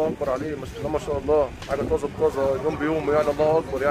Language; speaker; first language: Arabic; native; Arabic